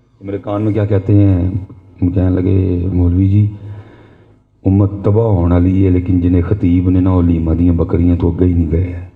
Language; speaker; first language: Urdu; non-native, local second language; Northern Hindko